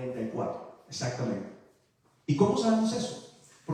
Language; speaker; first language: Spanish; native; Spanish